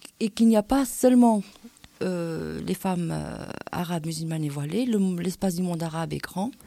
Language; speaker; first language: French; non-native, local second language; Arabic